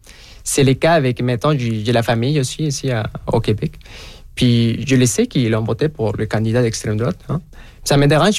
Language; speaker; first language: French; non-native, fluent; Spanish